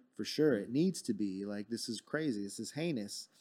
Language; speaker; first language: English; native; English